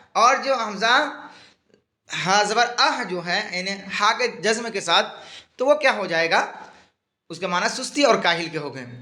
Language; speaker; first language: Urdu; native; Urdu